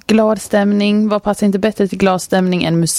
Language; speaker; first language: Swedish; native; Swedish